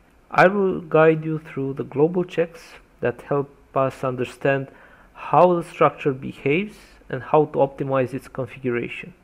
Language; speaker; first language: English; non-native, fluent; Romanian